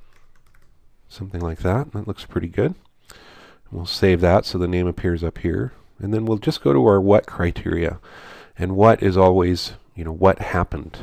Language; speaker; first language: English; native; English